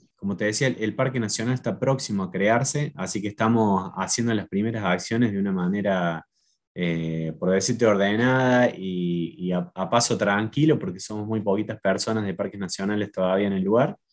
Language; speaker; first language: Spanish; native; Spanish